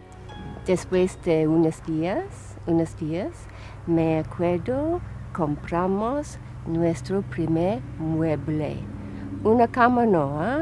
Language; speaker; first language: Spanish; non-native, fluent; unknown